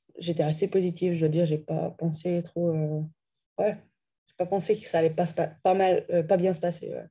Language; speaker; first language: French; native; French